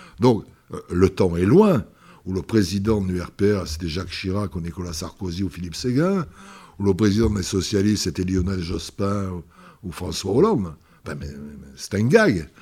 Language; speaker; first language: French; native; French